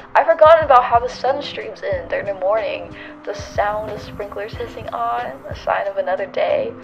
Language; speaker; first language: English; native; English